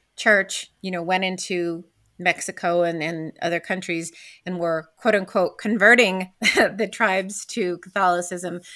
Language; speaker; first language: English; native; English